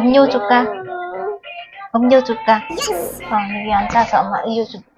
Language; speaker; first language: Korean; non-native, learner; Vietnamese